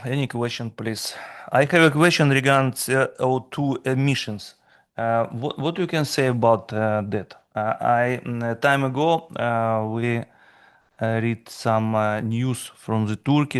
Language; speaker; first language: English; non-native, fluent; Russian